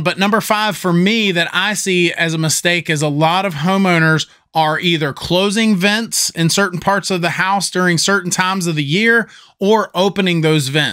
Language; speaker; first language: English; native; English